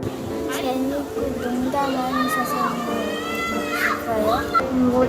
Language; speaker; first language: Korean; early bilingual, heritage; Korean